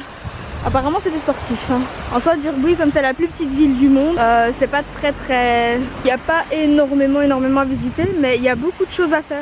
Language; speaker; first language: French; native; French